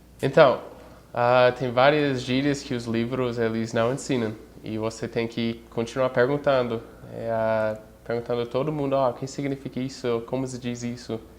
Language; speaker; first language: Portuguese; non-native, fluent; English